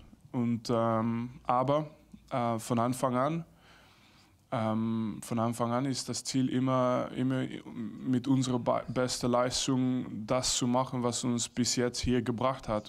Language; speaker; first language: German; non-native, fluent; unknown